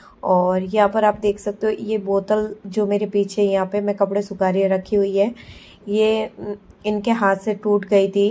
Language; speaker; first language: Hindi; native; Hindi